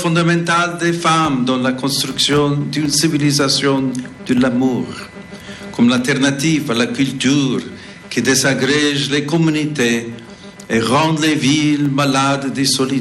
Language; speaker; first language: French; non-native, fluent; English